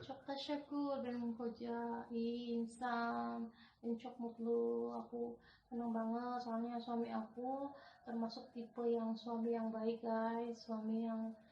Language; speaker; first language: Indonesian; non-native, local second language; Javanese